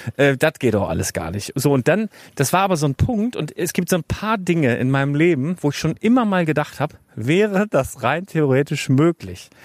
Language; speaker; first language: German; native; German